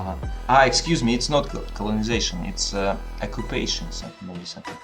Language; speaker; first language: English; non-native, learner; Russian